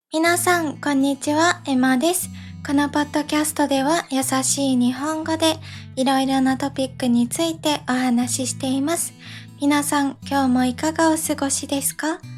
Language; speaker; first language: Japanese; native; Japanese